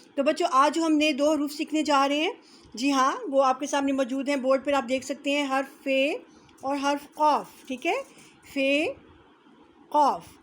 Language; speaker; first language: Urdu; native; Urdu